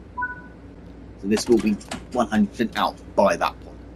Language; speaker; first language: English; native; English